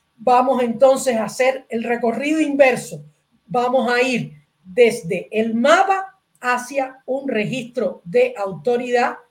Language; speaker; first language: Spanish; native; Spanish